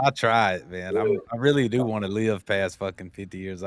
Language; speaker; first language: English; native; English